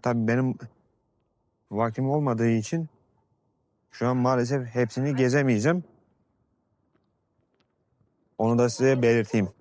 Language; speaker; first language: Turkish; native; Turkish